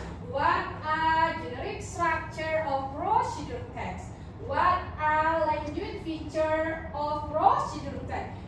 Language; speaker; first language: English; non-native, learner; Indonesian